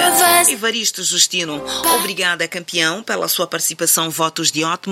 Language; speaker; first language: Portuguese; native; Portuguese